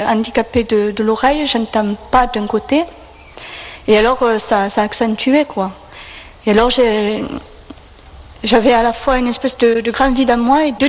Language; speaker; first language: French; native; French